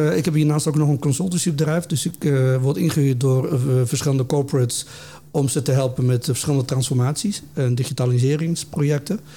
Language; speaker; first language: Dutch; native; Dutch